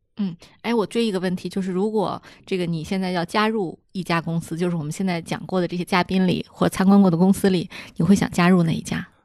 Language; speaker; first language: Chinese; native; Chinese